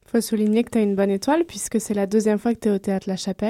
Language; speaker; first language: French; native; French